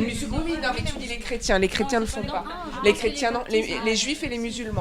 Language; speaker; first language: French; native; French